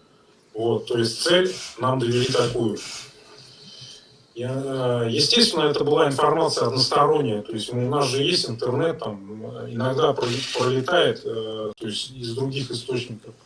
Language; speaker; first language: Russian; native; Russian